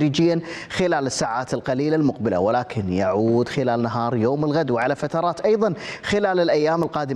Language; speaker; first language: Arabic; native; Arabic